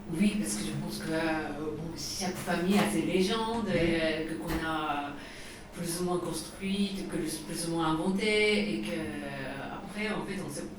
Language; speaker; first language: French; non-native, fluent; Japanese